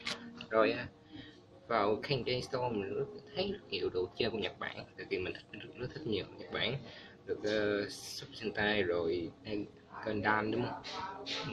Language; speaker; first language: Vietnamese; early bilingual, heritage; Vietnamese